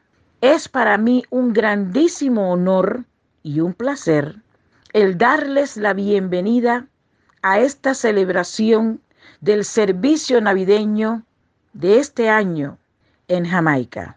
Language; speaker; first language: Spanish; non-native, fluent; English